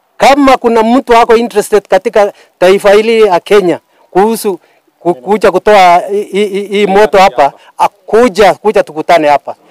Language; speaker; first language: Swahili; non-native, local second language; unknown